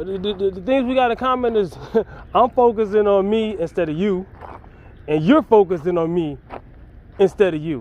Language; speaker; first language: English; native; English